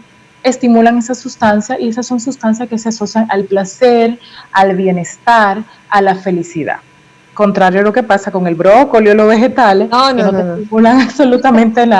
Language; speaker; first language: Spanish; native; Spanish